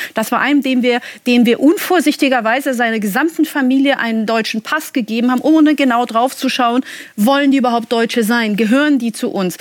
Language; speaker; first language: German; native; German